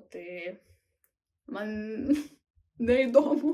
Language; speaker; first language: Lithuanian; non-native, learner; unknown